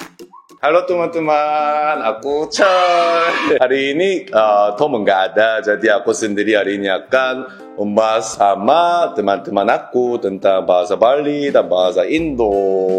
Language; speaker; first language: Indonesian; non-native, learner; Korean